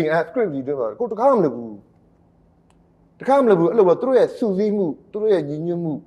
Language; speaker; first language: Burmese; native; Burmese